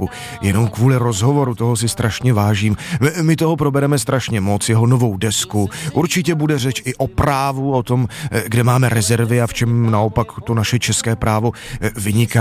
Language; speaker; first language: Czech; native; Czech